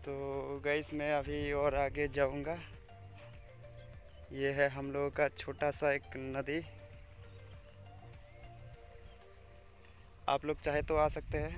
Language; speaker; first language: Hindi; non-native, local second language; Bangla